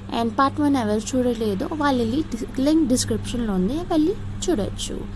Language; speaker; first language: Telugu; non-native, local second language; Marathi